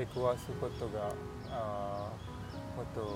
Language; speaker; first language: Japanese; non-native, learner; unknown